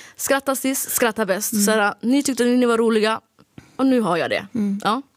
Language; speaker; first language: Swedish; early bilingual, other home language; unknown